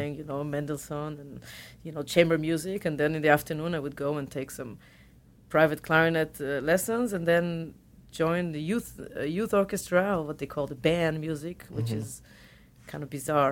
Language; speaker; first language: English; non-native, fluent; Hebrew